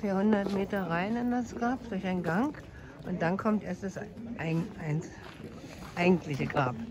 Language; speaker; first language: German; native; German